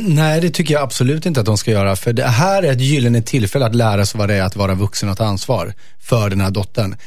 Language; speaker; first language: Swedish; native; Swedish